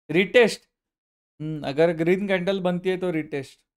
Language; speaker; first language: Hindi; non-native, local second language; Marathi